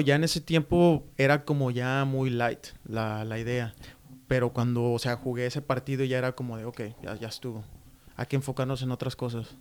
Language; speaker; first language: Spanish; native; Spanish